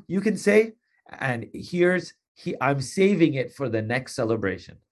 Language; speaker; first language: English; native; English